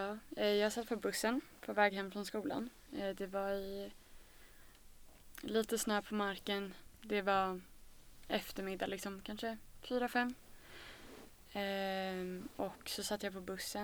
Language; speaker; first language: Swedish; native; Swedish